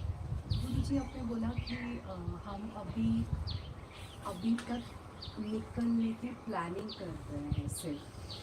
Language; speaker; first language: Hindi; native; Hindi